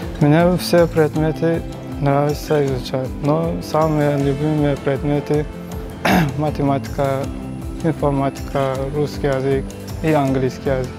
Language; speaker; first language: Russian; non-native, learner; Turkmen